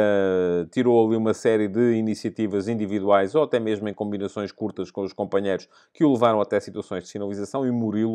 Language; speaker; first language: Portuguese; native; Portuguese